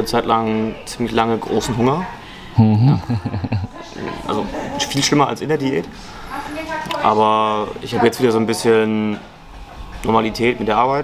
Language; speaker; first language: German; native; German